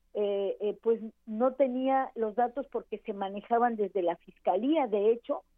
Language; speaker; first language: Spanish; native; Spanish